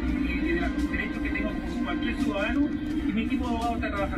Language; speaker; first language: Spanish; native; Spanish